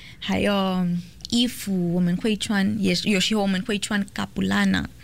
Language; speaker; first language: Chinese; non-native, learner; Portuguese